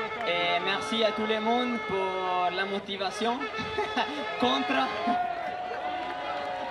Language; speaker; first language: French; non-native, learner; Spanish